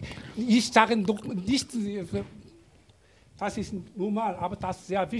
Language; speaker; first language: German; non-native, learner; Korean